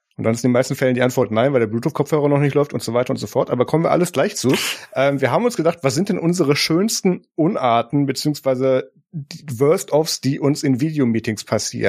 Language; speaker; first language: German; native; German